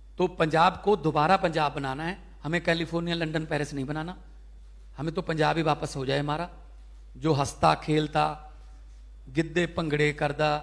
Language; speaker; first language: Hindi; non-native, local second language; Punjabi